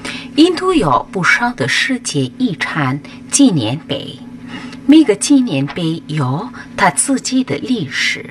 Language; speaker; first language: Chinese; non-native, learner; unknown